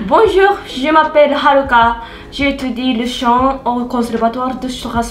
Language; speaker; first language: French; non-native, learner; Japanese